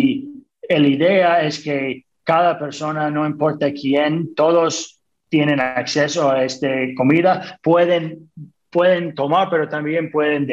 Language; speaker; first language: Spanish; non-native, fluent; English